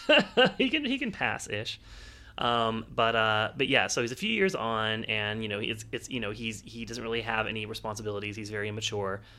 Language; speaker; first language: English; native; English